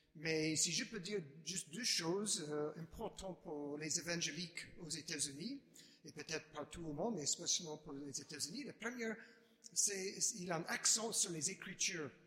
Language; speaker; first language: French; non-native, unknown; English